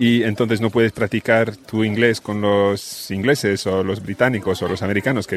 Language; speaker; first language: Spanish; non-native, fluent; English